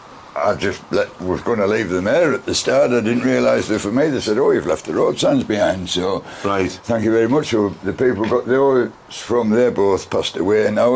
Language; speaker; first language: English; native; English